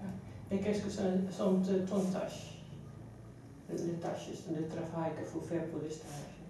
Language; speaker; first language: French; non-native, learner; Dutch